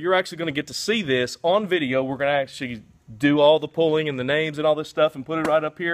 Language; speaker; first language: English; native; English